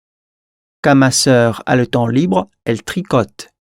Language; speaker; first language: French; non-native, fluent; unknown